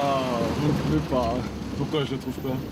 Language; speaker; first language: French; native; French